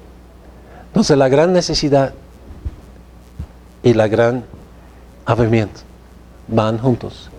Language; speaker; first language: Spanish; non-native, fluent; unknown